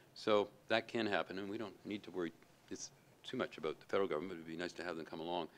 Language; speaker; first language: English; native; English